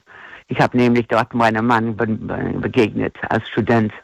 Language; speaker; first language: German; non-native, fluent; English